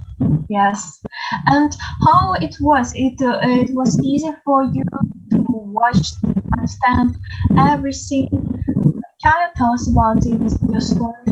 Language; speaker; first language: English; non-native, learner; Ukrainian